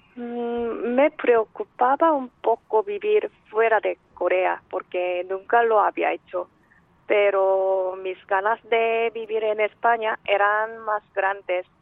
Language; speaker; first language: Spanish; non-native, fluent; Korean